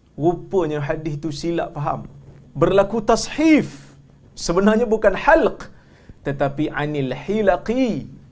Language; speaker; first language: Malay; native; Malay